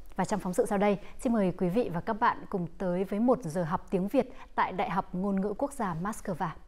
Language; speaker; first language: Vietnamese; native; Vietnamese